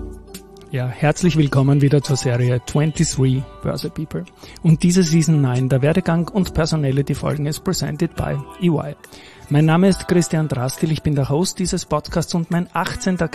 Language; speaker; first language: German; native; German